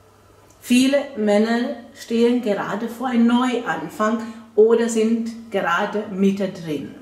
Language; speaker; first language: German; non-native, fluent; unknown